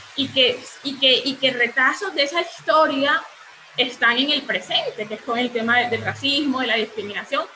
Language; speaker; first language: Spanish; native; Spanish